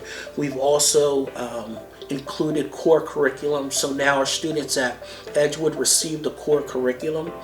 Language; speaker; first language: English; native; English